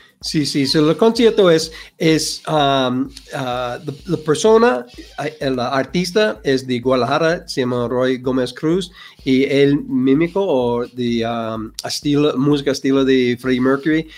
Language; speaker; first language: Spanish; non-native, learner; English